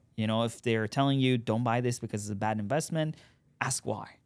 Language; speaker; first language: English; non-native, fluent; Persian